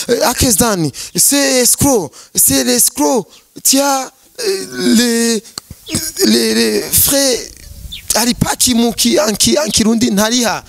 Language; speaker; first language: French; non-native, learner; Rundi